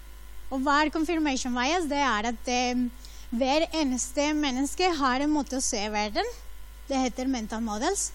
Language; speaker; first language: Norwegian; non-native, fluent; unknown